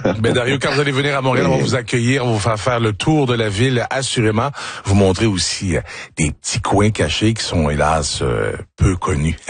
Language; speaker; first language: French; native; French